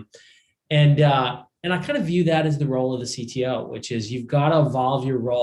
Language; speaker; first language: English; native; English